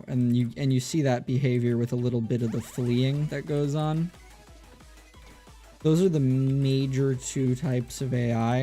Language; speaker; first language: English; native; English